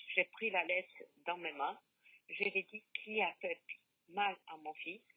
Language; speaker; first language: French; non-native, learner; Polish